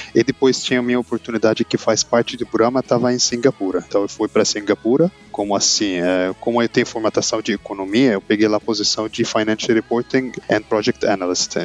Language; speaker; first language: Portuguese; non-native, learner; Arabic